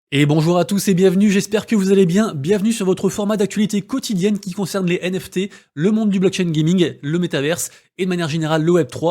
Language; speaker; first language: French; native; French